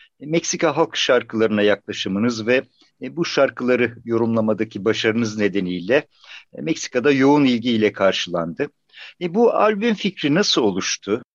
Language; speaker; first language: Turkish; native; Turkish